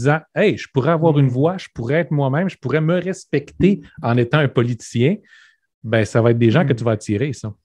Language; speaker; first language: French; native; French